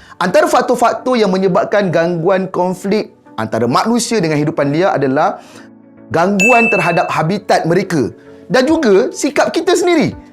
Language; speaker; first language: Malay; native; Malay